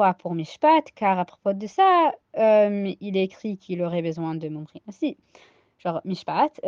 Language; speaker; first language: French; non-native, fluent; English